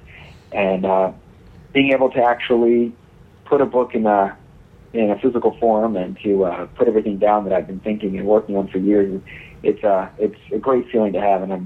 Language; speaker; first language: English; native; English